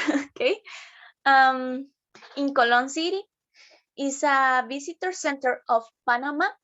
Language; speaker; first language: English; non-native, learner; Spanish